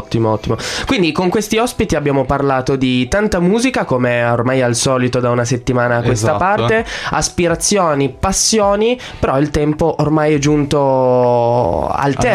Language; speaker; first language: Italian; native; Italian